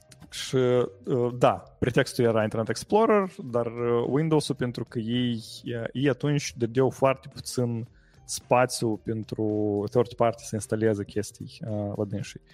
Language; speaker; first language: Romanian; native; Romanian